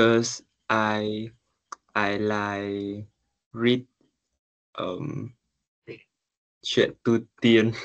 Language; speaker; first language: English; non-native, learner; Vietnamese